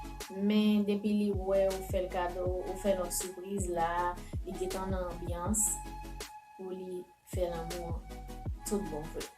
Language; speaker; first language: French; non-native, learner; Haitian Creole